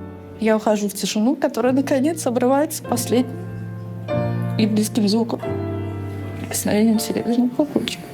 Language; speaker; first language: Russian; native; Russian